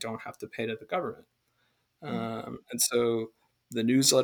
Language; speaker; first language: English; native; English